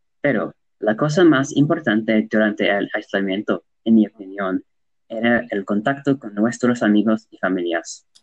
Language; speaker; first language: Spanish; non-native, learner; English